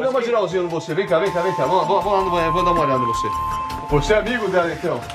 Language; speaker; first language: Portuguese; native; Portuguese